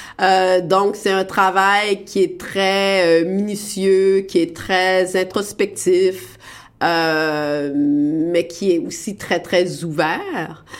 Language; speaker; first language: French; native; French